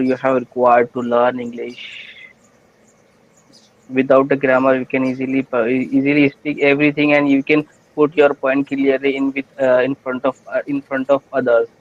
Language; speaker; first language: English; non-native, learner; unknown